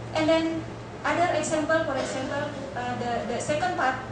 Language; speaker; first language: English; non-native, fluent; Indonesian